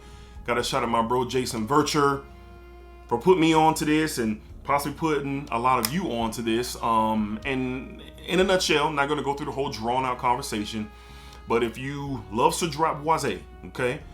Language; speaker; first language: English; native; English